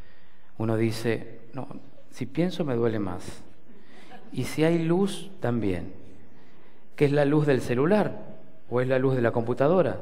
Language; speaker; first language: Spanish; native; Spanish